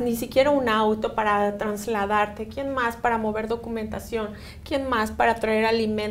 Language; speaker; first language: Spanish; native; Spanish